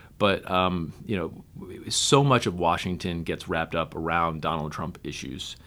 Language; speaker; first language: English; native; English